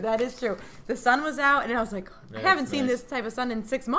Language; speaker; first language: English; native; English